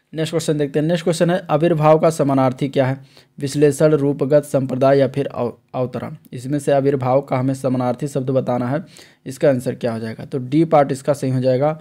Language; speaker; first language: Hindi; native; Hindi